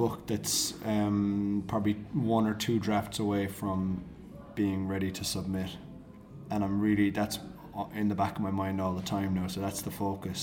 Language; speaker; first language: English; native; English